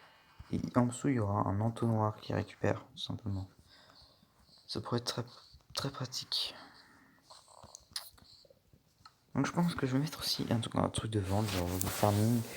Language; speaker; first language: French; native; French